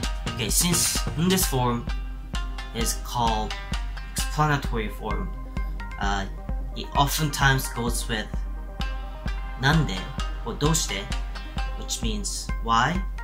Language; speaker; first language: English; non-native, fluent; Japanese